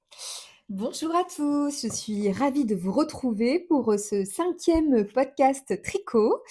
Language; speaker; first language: French; native; French